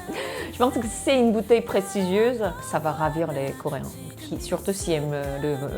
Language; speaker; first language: French; non-native, fluent; Korean